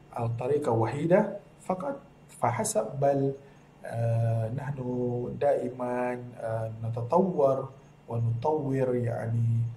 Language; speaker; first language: Arabic; non-native, fluent; Malay